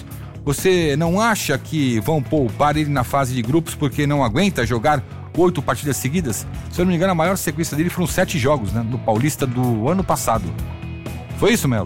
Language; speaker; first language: Portuguese; native; Portuguese